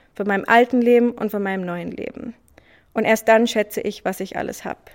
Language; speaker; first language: German; early bilingual, other home language; Swiss German